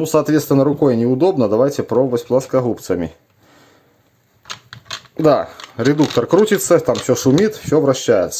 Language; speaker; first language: Russian; native; Russian